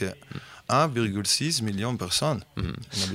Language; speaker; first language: French; non-native, fluent; Bosnian